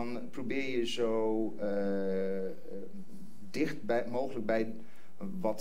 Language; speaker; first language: Dutch; non-native, fluent; English